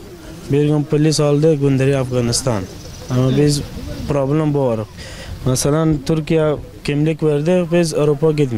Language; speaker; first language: Turkish; non-native, learner; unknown